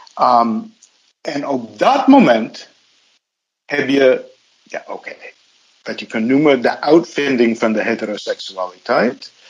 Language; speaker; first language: Dutch; non-native, fluent; English